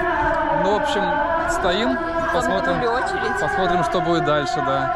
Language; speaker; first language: Russian; native; Russian